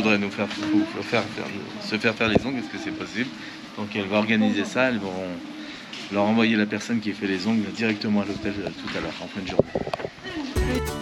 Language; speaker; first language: French; native; French